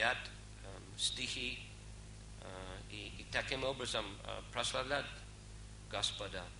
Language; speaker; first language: Russian; non-native, fluent; English